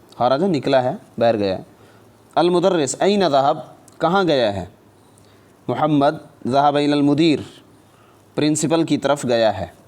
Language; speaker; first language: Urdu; non-native, local second language; Punjabi